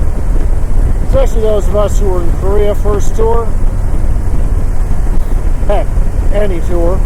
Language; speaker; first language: English; native; English